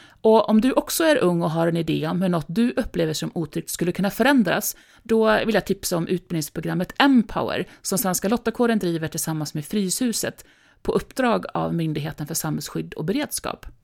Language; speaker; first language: Swedish; native; Swedish